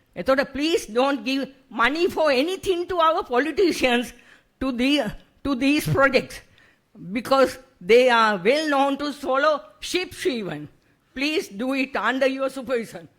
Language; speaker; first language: English; non-native, local second language; Sinhala